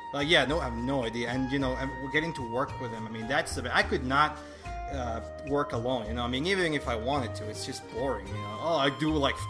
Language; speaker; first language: English; non-native, fluent; Spanish